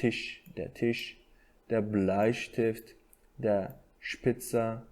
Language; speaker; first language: German; non-native, fluent; Turkish